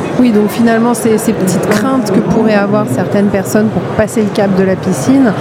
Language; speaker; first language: French; native; French